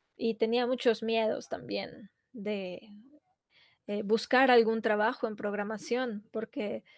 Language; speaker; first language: Spanish; non-native, fluent; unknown